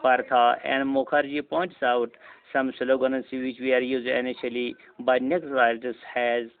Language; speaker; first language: English; non-native, local second language; Urdu